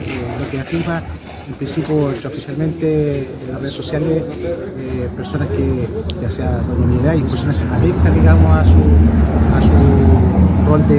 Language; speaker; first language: Spanish; native; Spanish